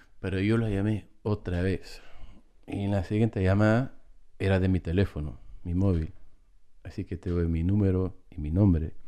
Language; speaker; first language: Spanish; non-native, fluent; English